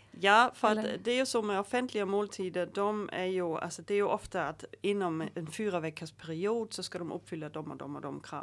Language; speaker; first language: Swedish; native; Swedish